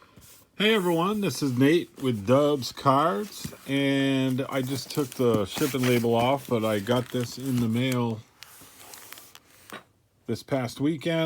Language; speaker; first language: English; native; English